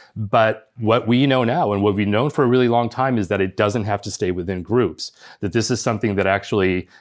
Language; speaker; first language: English; early bilingual, other home language; Spanish